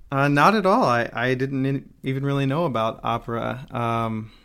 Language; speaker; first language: English; native; English